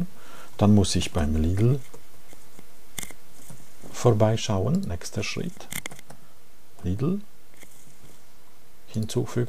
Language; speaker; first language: German; non-native, fluent; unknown